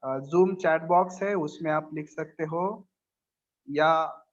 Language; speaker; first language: Hindi; non-native, local second language; Marathi